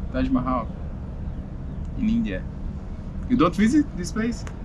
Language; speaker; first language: English; non-native, learner; Portuguese